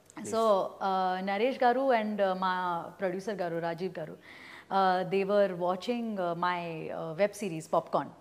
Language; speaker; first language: Telugu; early bilingual, heritage; Telugu